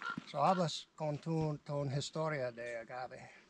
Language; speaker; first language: Spanish; non-native, learner; English